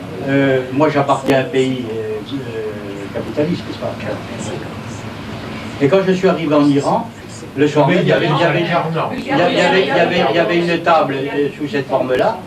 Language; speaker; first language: French; native; French